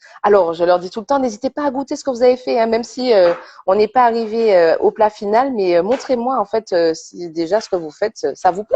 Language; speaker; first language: French; native; French